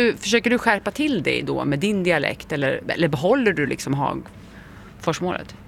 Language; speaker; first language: Swedish; native; Swedish